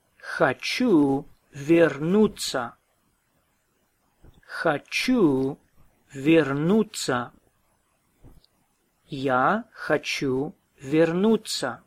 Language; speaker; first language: Russian; non-native, fluent; English